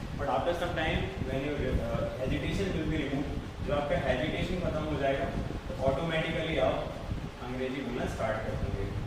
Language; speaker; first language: Hindi; native; Hindi